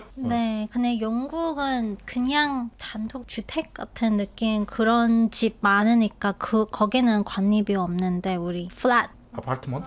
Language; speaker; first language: Korean; non-native, fluent; English